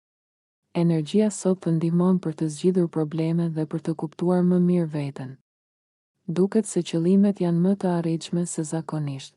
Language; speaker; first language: Albanian; native; Albanian